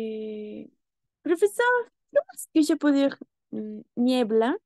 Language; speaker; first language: French; non-native, learner; Spanish